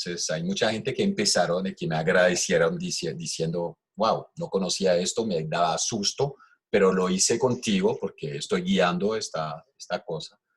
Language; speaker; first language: Spanish; non-native, fluent; French